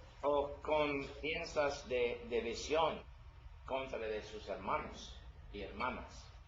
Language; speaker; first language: Spanish; non-native, learner; English